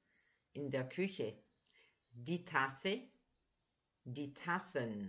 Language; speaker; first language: German; native; German